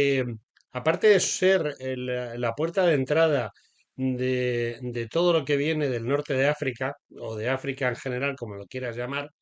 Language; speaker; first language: Spanish; native; Spanish